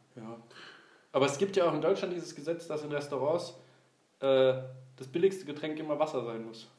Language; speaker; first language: German; early bilingual, other home language; Turkish